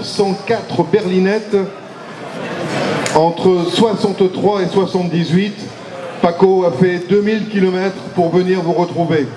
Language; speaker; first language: French; native; French